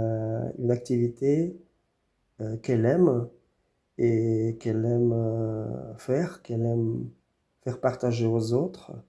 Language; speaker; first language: French; non-native, fluent; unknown